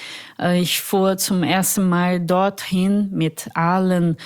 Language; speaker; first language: German; non-native, fluent; Portuguese